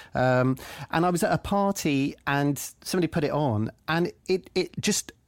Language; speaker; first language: English; native; English